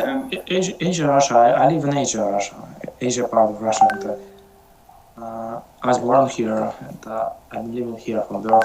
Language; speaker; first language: English; non-native, learner; Russian